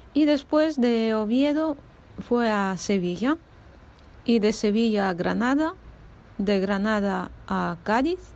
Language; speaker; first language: Spanish; non-native, fluent; Russian